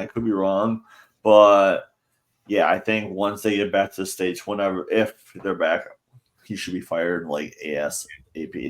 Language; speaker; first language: English; native; English